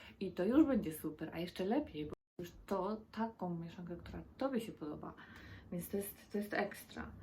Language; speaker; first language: Polish; native; Polish